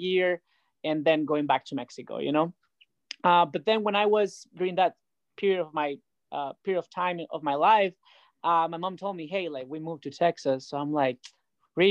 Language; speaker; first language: English; non-native, fluent; Spanish